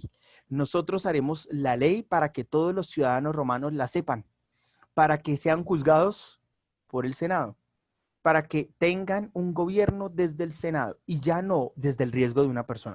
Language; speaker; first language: Spanish; native; Spanish